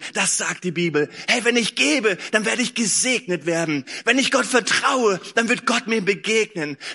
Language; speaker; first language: German; native; German